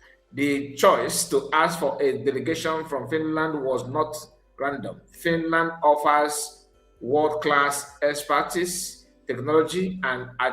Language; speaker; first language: English; non-native, local second language; Igbo